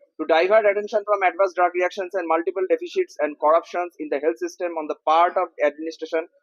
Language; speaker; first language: English; non-native, local second language; Bangla